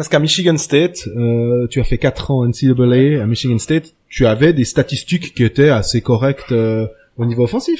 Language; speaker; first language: French; native; French